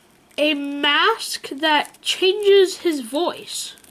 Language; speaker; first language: English; native; English